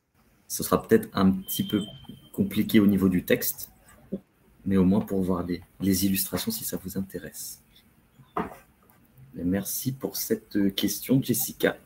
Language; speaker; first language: French; native; French